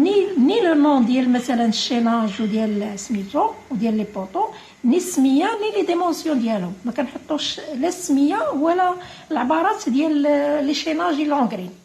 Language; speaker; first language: Arabic; native; Arabic